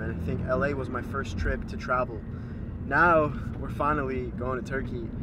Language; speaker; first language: English; early bilingual, other home language; Turkish